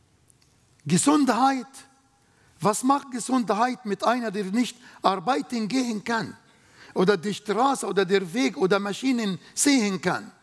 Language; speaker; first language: German; non-native, fluent; Arabic